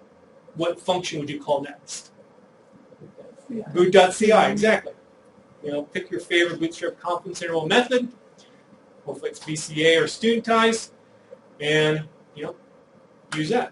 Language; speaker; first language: English; native; English